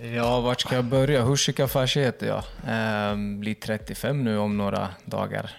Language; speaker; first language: Swedish; early bilingual, other home language; Kurdish